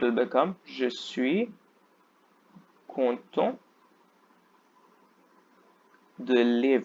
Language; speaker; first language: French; non-native, fluent; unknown